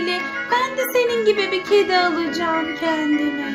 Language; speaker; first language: Turkish; native; Turkish